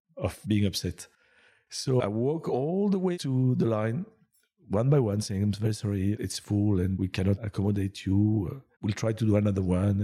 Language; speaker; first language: English; non-native, fluent; French